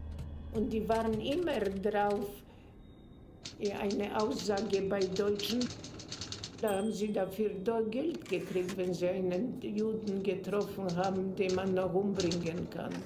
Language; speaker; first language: German; non-native, fluent; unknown